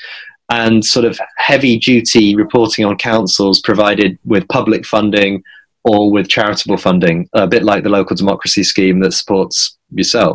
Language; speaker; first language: English; native; English